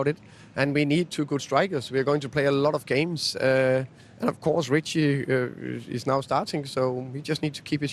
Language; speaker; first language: English; non-native, fluent; Danish